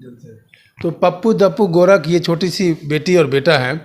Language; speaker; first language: Hindi; native; Hindi